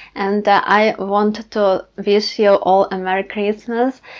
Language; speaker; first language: English; non-native, fluent; Ukrainian